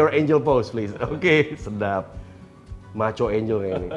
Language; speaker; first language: Indonesian; native; Indonesian